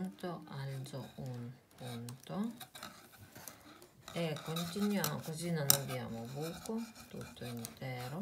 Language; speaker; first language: Italian; non-native, fluent; Russian